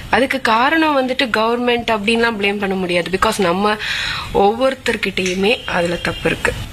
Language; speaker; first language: Tamil; non-native, local second language; Malayalam